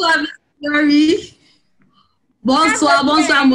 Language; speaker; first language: French; non-native, fluent; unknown